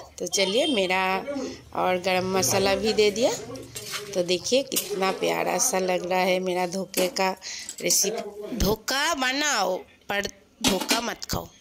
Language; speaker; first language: Hindi; non-native, local second language; Bangla